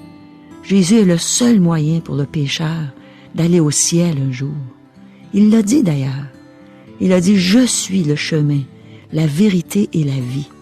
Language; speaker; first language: French; native; French